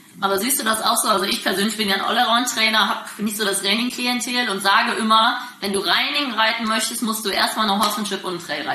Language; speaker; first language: German; native; German